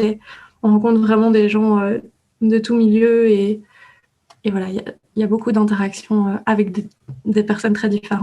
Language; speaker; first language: French; native; French